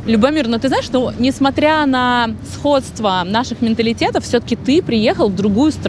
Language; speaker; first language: Russian; native; Russian